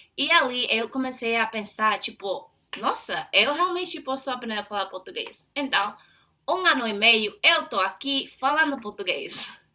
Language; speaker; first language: Portuguese; non-native, fluent; English